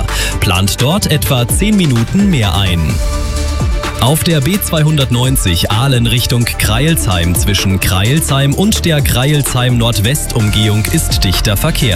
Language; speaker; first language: German; native; German